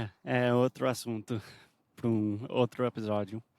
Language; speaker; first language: Portuguese; non-native, fluent; English